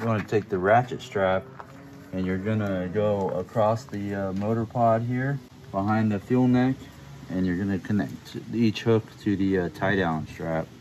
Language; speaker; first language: English; native; English